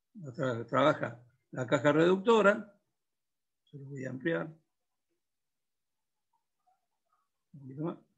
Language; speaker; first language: Spanish; native; Spanish